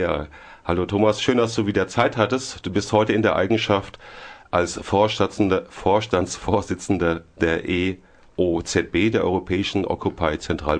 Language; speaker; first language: German; native; German